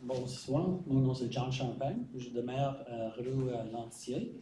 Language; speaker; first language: French; non-native, learner; English